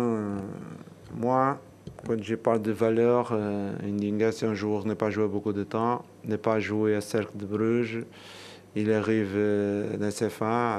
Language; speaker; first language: French; non-native, learner; Portuguese